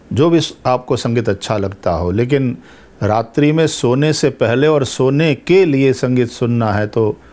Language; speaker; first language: Hindi; non-native, local second language; Gujarati